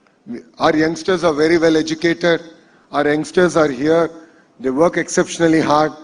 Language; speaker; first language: English; non-native, local second language; Telugu